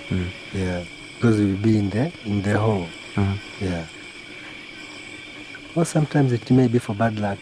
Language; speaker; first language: English; non-native, local second language; Swahili